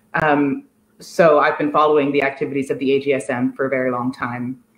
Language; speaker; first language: English; native; English